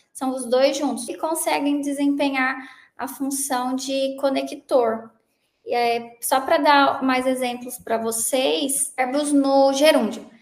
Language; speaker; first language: Portuguese; native; Portuguese